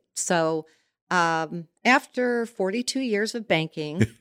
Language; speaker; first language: English; native; English